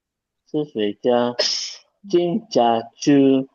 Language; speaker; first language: Chinese; non-native, learner; Indonesian